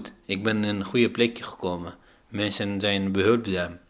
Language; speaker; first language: Dutch; non-native, fluent; Arabic